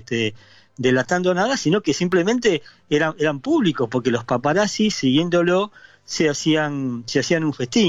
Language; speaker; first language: Spanish; native; Spanish